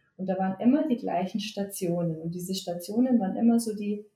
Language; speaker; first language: German; native; German